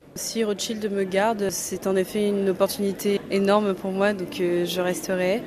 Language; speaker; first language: French; non-native, local second language; Malagasy